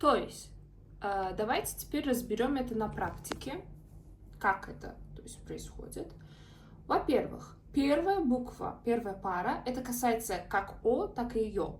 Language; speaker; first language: Russian; non-native, fluent; Azerbaijani